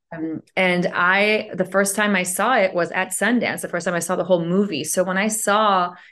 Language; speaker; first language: English; early bilingual, other home language; Persian